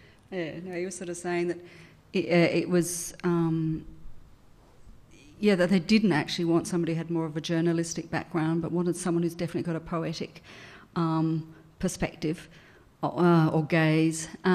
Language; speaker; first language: English; native; English